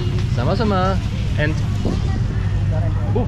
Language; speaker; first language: Indonesian; non-native, learner; German